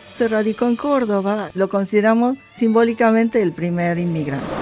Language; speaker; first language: Spanish; native; Spanish